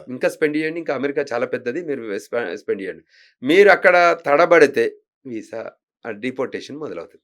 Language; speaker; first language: Telugu; native; Telugu